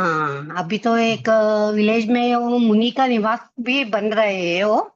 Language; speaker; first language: Hindi; non-native, local second language; Kannada